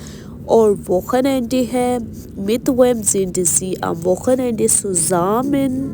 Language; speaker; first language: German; non-native, learner; Urdu